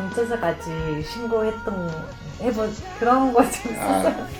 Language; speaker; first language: Korean; non-native, fluent; Mongolian